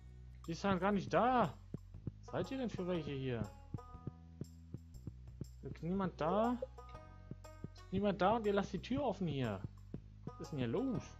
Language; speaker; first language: German; native; German